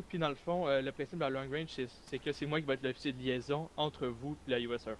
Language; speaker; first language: French; native; French